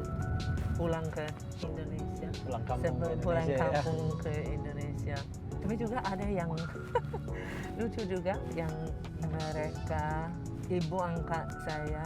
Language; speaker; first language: Indonesian; non-native, fluent; English